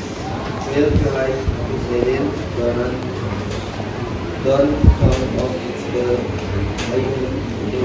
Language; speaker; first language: English; non-native, learner; Indonesian